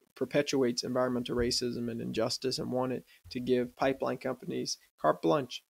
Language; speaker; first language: English; native; English